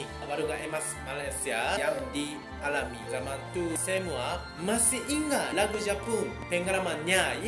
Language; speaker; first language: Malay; non-native, fluent; Japanese